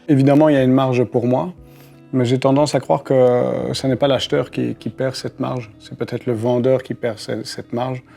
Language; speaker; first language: French; native; French